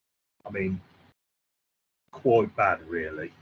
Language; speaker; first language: English; native; English